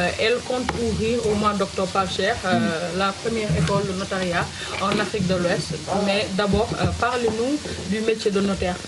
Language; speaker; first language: French; non-native, local second language; Wolof